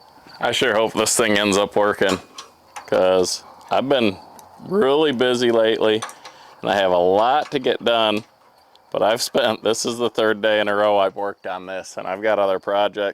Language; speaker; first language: English; native; English